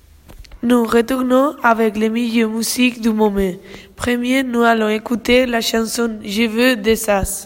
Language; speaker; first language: French; non-native, learner; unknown